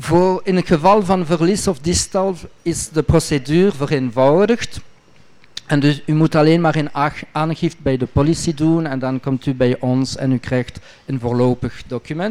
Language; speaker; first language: Dutch; non-native, local second language; French